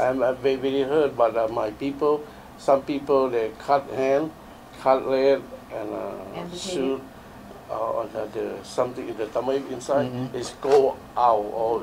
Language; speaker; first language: English; non-native, learner; Lao